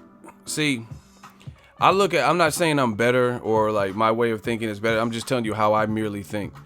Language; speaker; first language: English; native; English